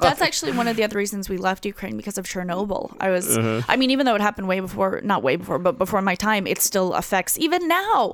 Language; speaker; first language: English; early bilingual, other home language; Russian